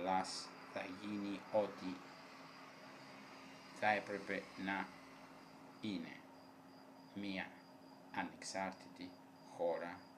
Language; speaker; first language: Greek; non-native, fluent; Italian